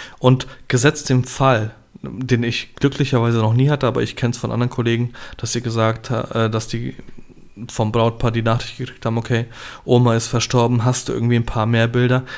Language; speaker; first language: German; early bilingual, other home language; Polish